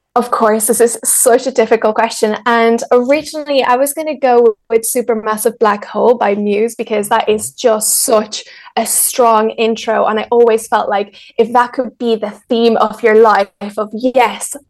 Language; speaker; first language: English; early bilingual, other home language; Spanish